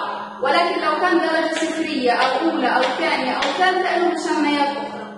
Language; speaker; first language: Arabic; native; Arabic